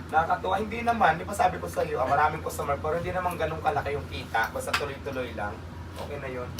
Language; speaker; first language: Filipino; non-native, local second language; Waray